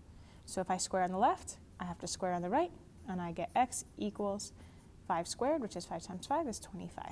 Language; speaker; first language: English; native; English